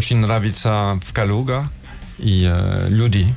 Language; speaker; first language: Russian; non-native, learner; French